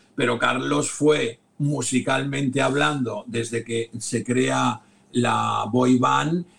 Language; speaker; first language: Spanish; native; Spanish